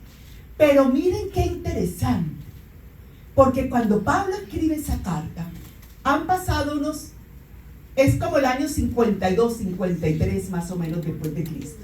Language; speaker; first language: Spanish; native; Spanish